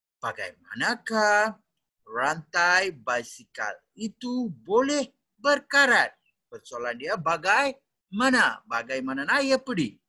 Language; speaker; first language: Malay; native; Malay